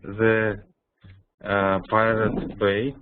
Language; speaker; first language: English; non-native, fluent; Russian